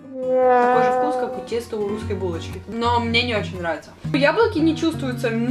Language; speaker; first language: Russian; native; Russian